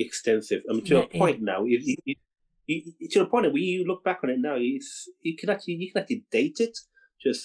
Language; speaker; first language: English; non-native, local second language; Cantonese